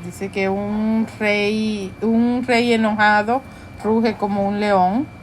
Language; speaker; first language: Spanish; early bilingual, heritage; Spanish